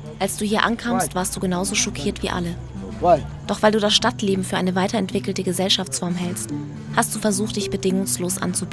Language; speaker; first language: German; native; German